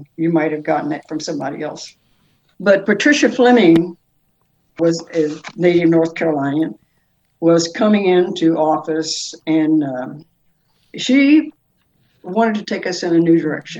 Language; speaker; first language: English; native; English